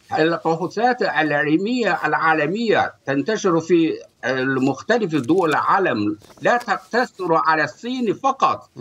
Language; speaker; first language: Arabic; non-native, fluent; Chinese